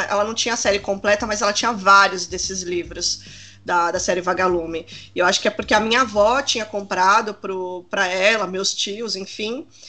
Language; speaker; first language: Portuguese; native; Portuguese